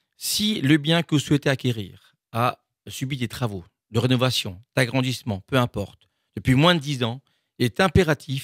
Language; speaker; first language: French; native; French